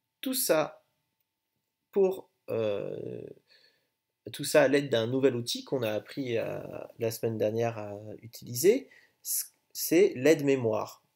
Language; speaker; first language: French; native; French